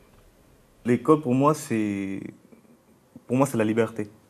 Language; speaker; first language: French; non-native, fluent; Bangla